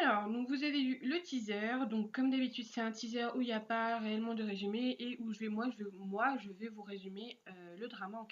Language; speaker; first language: French; native; French